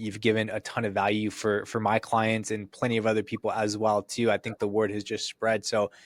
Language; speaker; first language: English; native; English